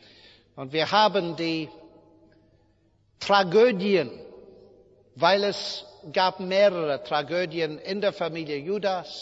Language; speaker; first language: German; non-native, fluent; English